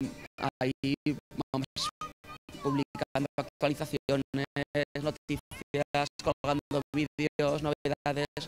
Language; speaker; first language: Spanish; native; Spanish